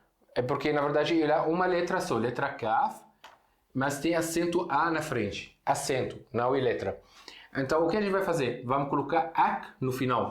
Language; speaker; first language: Portuguese; non-native, fluent; Arabic